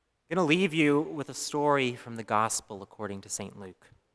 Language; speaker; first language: English; native; English